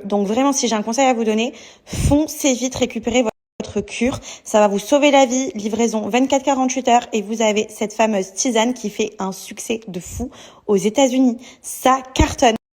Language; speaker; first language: French; native; French